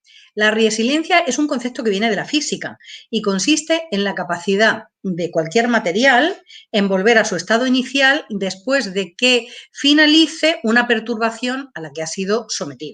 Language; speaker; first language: Spanish; native; Spanish